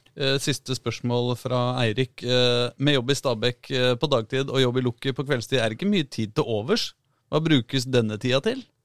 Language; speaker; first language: Norwegian; native; Norwegian